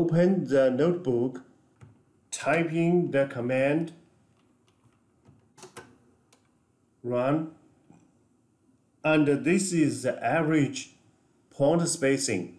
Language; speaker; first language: English; non-native, fluent; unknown